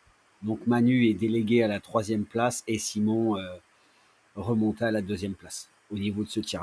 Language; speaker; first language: French; native; French